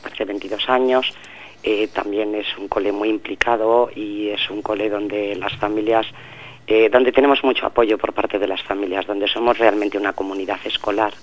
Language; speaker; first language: Spanish; native; Spanish